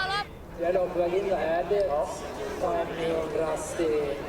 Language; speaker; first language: Swedish; native; Swedish